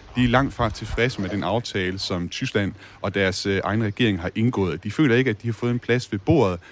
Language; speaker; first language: Danish; native; Danish